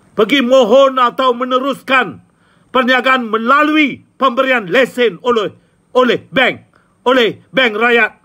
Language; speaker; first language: Malay; non-native, local second language; Tamil